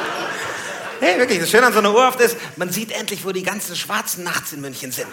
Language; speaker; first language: German; native; German